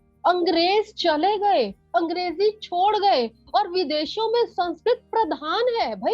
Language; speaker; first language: Hindi; native; Hindi